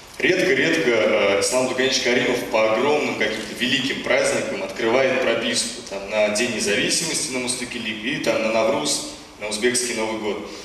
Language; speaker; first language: Russian; native; Russian